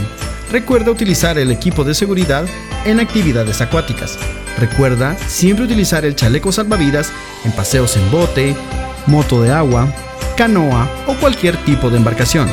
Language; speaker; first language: Spanish; native; Spanish